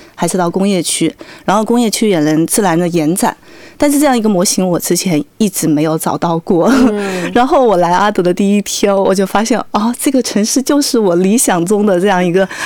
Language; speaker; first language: Chinese; native; Chinese